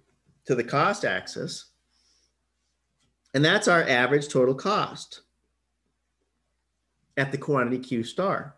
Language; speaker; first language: English; native; English